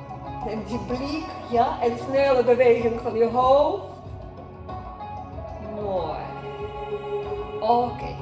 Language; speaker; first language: Dutch; non-native, learner; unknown